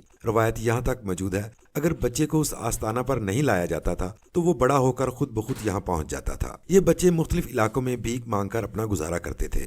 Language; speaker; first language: Urdu; native; Urdu